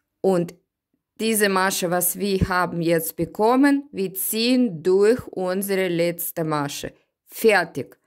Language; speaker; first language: German; non-native, learner; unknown